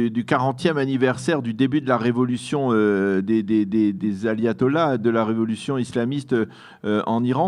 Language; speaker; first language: French; native; French